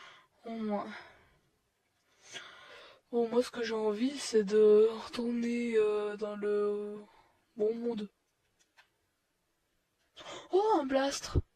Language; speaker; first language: French; native; French